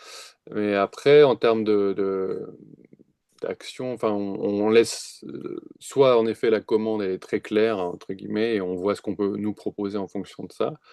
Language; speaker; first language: French; native; French